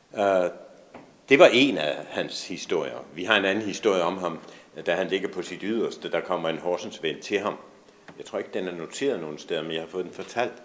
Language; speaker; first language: Danish; native; Danish